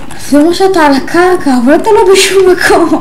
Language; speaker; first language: Hebrew; native; Hebrew